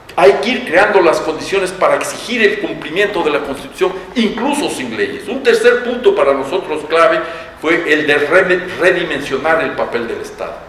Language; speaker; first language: Spanish; native; Spanish